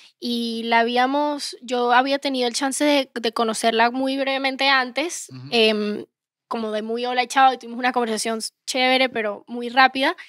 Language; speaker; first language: Spanish; native; Spanish